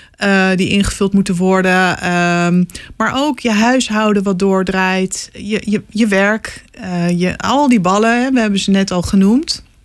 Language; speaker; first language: Dutch; native; Dutch